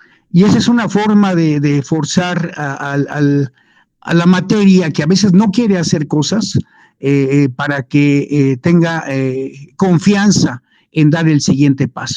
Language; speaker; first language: Spanish; native; Spanish